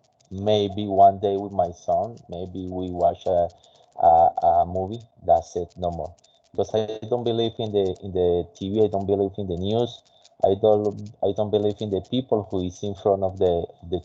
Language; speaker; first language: English; non-native, fluent; Spanish